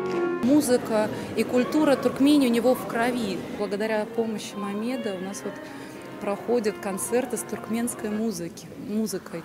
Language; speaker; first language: Russian; native; Russian